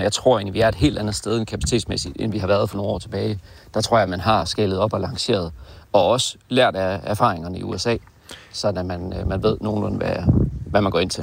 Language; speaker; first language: Danish; native; Danish